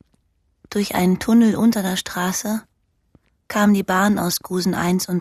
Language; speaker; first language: German; native; German